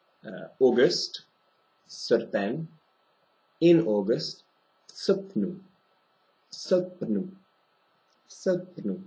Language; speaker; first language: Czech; non-native, fluent; English